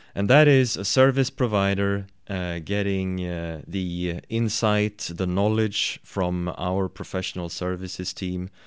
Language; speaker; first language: English; non-native, fluent; Swedish